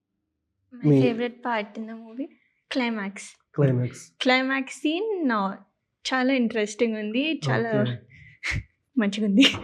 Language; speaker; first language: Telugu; non-native, learner; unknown